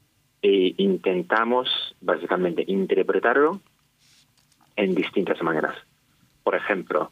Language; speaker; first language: Spanish; non-native, fluent; Japanese